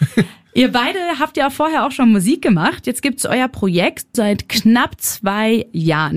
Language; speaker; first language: German; native; German